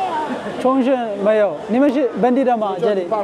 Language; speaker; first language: Chinese; non-native, learner; Amharic